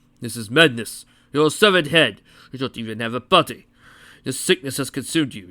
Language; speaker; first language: English; native; English